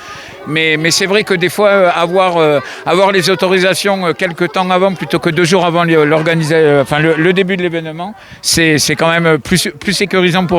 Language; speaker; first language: French; native; French